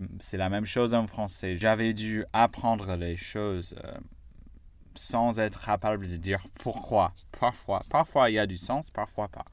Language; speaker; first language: French; non-native, fluent; English